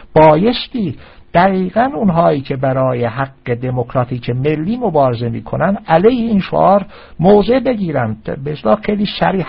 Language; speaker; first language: Persian; non-native, local second language; Azerbaijani